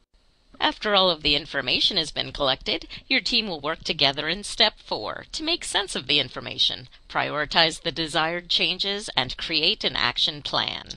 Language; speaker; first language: English; native; English